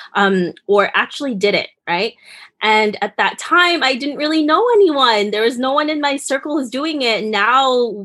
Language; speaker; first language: English; early bilingual, other home language; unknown